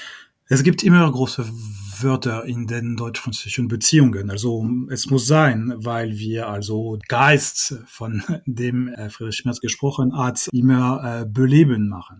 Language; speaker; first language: German; non-native, fluent; French